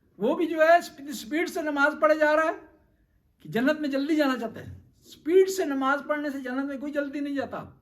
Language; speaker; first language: Urdu; non-native, local second language; Punjabi